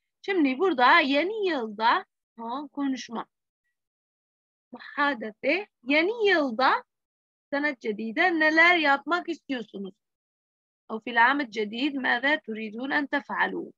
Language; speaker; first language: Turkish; non-native, fluent; Arabic